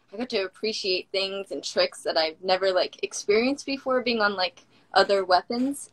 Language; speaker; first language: English; native; English